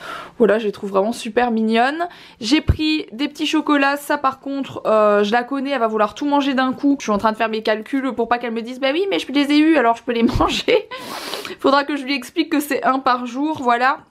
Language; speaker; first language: French; native; French